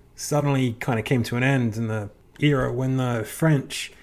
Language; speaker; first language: English; native; English